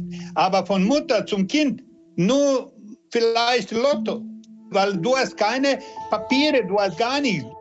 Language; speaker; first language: German; non-native, learner; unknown